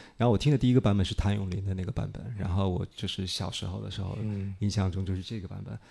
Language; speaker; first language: Chinese; native; Chinese